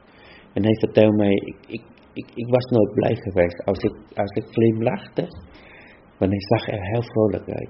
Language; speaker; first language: Dutch; non-native, fluent; Vietnamese